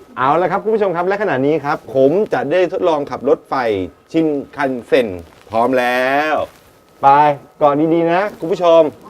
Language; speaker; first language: Thai; native; Thai